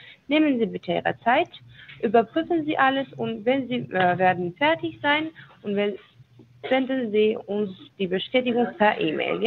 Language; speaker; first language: German; non-native, learner; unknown